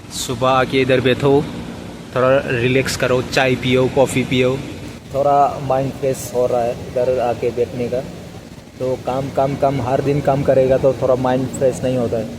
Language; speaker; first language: Hindi; non-native, local second language; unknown